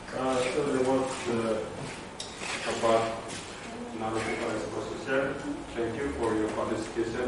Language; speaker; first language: English; non-native, fluent; Indonesian